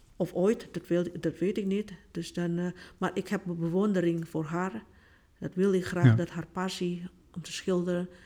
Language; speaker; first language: Dutch; non-native, fluent; Indonesian